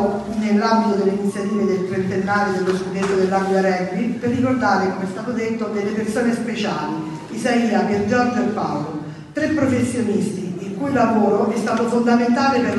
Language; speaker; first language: Italian; native; Italian